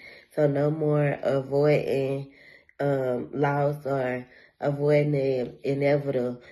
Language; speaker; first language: English; native; English